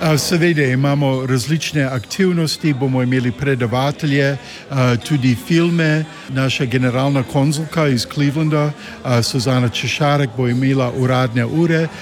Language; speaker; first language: Slovenian; early bilingual, heritage; Slovenian